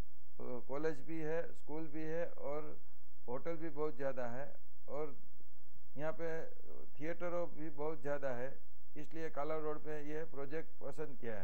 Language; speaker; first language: Hindi; non-native, local second language; Gujarati